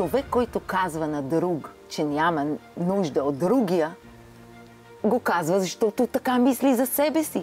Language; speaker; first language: Bulgarian; non-native, fluent; Hebrew